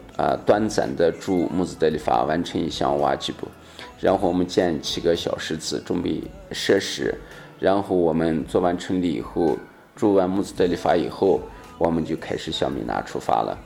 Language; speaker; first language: Chinese; native; Chinese